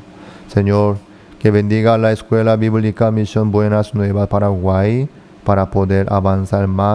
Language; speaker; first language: Spanish; non-native, fluent; Korean